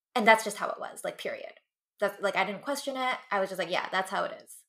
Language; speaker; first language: English; native; English